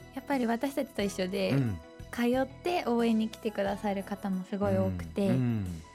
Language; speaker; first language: Japanese; native; Japanese